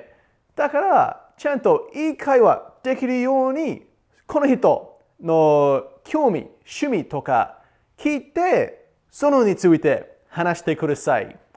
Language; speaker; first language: Japanese; non-native, learner; English